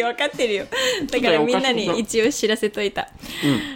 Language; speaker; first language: Japanese; native; Japanese